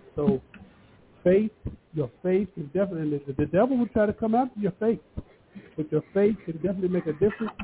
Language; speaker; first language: English; early bilingual, other home language; Yoruba